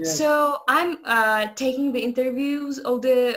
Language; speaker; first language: English; non-native, learner; Azerbaijani